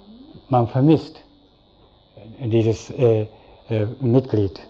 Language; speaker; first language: German; non-native, fluent; Japanese